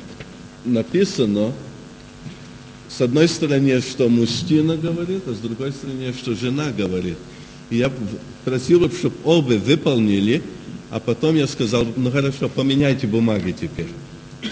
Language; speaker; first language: Russian; early bilingual, heritage; Russian